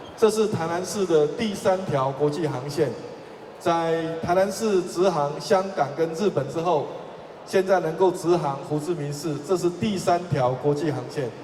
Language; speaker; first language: Chinese; native; Chinese